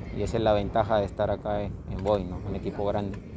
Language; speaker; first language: Spanish; native; Spanish